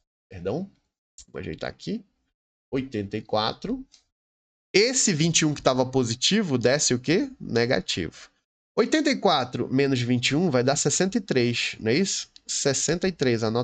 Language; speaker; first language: Portuguese; native; Portuguese